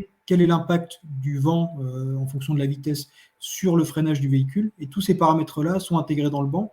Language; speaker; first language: French; native; French